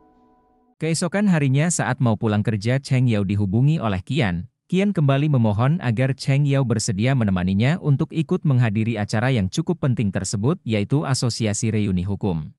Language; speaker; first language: Indonesian; native; Indonesian